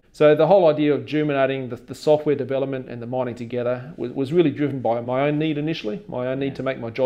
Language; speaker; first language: English; native; English